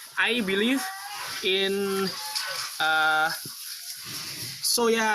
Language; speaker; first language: English; non-native, fluent; Indonesian